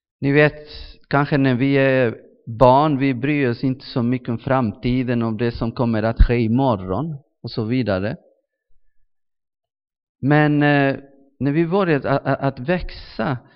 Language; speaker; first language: Swedish; non-native, fluent; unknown